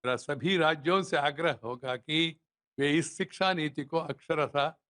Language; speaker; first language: Hindi; non-native, local second language; Telugu